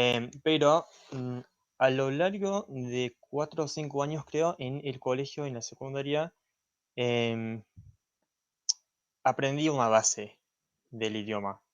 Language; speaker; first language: Spanish; non-native, fluent; English